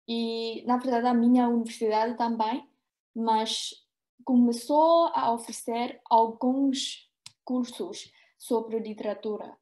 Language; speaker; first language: Portuguese; non-native, fluent; Chinese